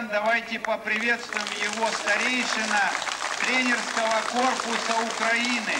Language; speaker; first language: Russian; native; Russian